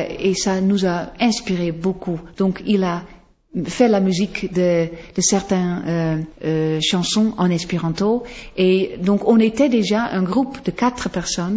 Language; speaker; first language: French; non-native, fluent; Western Frisian